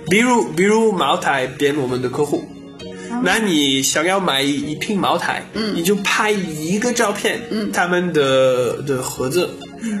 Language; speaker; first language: Chinese; non-native, learner; French